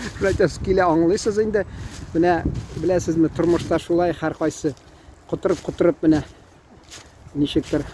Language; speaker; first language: Tatar; early bilingual, heritage; Tatar